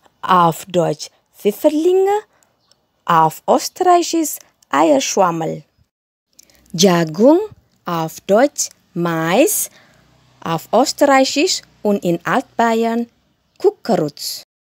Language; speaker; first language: German; non-native, fluent; Indonesian